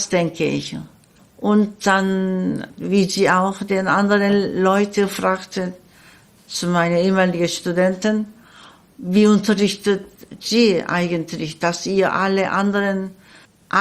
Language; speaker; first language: German; non-native, learner; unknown